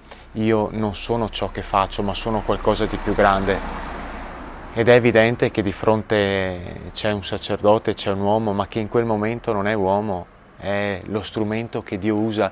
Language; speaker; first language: Italian; native; Italian